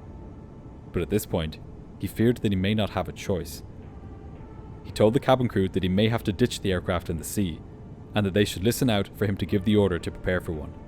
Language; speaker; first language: English; native; English